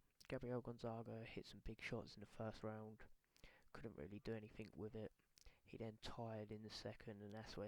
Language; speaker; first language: English; native; English